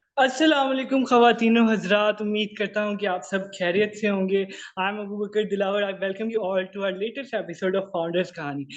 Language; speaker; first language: Urdu; non-native, local second language; Punjabi